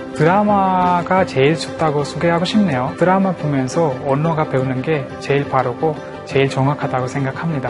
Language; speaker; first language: Korean; non-native, fluent; Sinhala